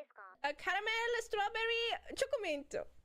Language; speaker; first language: Japanese; non-native, learner; English